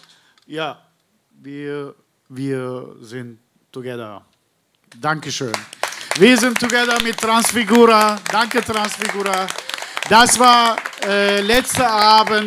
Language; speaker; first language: German; non-native, learner; Turkish